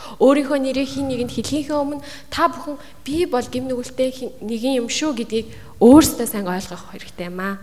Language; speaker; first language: Mongolian; native; Mongolian